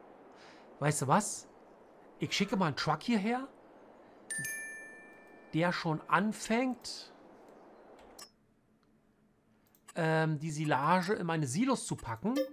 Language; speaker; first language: German; native; German